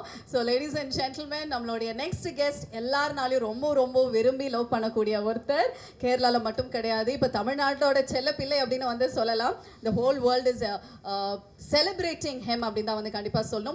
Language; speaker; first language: Tamil; native; Tamil